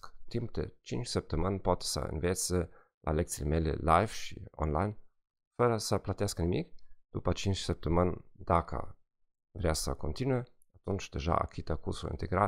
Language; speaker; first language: Romanian; non-native, fluent; German